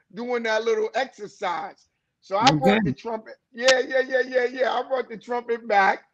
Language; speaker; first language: English; native; English